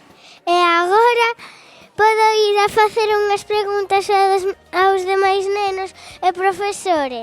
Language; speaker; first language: Galician; non-native, local second language; Spanish